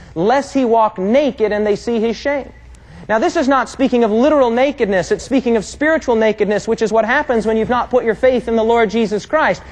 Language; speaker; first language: English; native; English